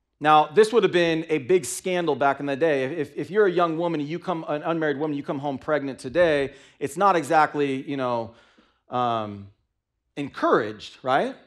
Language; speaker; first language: English; native; English